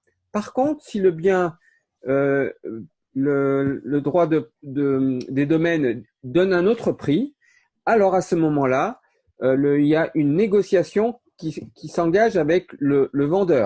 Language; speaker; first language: French; native; French